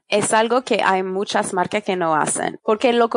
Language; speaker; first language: Spanish; non-native, fluent; French